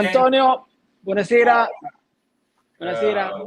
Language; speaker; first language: Italian; native; Italian